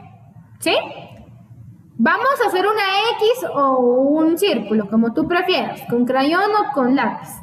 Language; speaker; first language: Spanish; native; Spanish